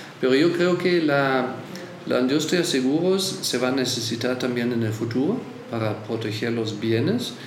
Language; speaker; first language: Spanish; non-native, fluent; German